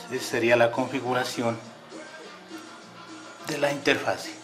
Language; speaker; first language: Spanish; native; Spanish